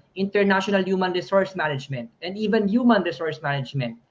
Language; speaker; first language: Filipino; native; Filipino